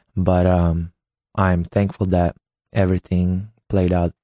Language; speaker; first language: English; non-native, fluent; Ukrainian